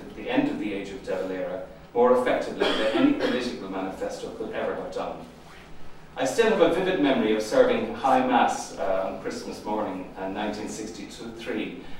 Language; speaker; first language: English; native; English